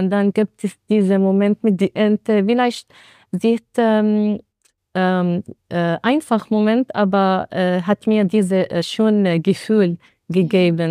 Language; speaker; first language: German; non-native, learner; Arabic